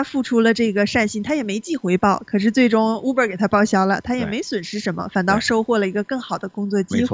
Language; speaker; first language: Chinese; native; Chinese